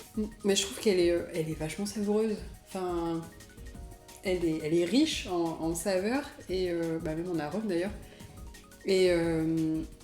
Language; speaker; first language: French; native; French